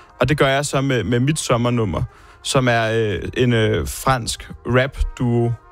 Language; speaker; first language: Danish; early bilingual, other home language; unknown